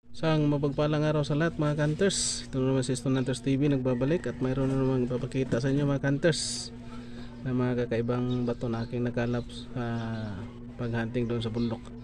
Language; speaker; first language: Filipino; non-native, local second language; Cebuano